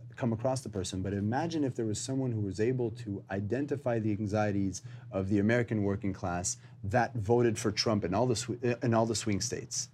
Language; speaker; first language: English; non-native, fluent; Turkish